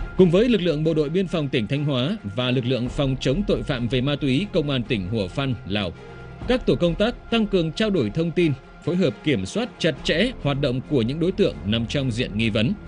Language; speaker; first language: Vietnamese; native; Vietnamese